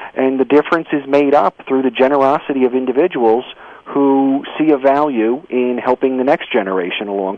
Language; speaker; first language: English; native; English